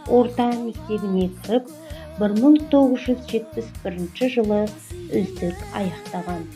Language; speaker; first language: Kazakh; non-native, local second language; Uyghur